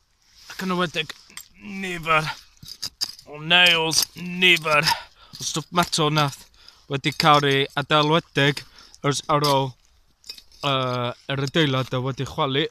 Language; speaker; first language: Welsh; non-native, learner; English